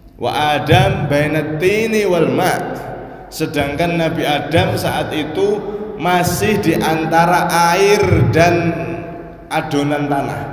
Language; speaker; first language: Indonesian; non-native, local second language; Javanese